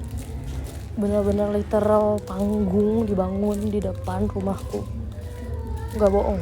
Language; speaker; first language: Indonesian; native; Indonesian